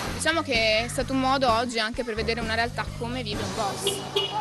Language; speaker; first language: Italian; native; Italian